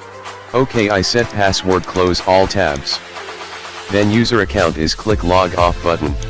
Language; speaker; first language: English; non-native, learner; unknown